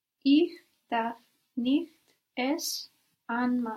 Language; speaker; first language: German; non-native, learner; English